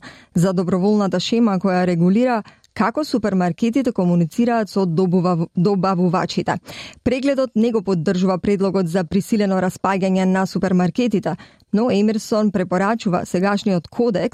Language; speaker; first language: Macedonian; native; Macedonian